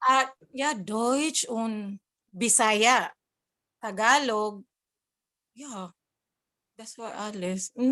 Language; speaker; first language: German; non-native, learner; Cebuano